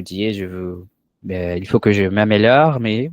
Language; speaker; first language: French; non-native, learner; Portuguese